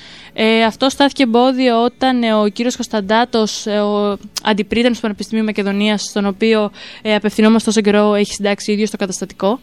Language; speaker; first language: Greek; native; Greek